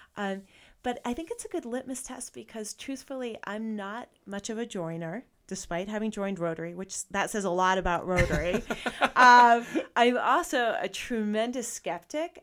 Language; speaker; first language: English; native; English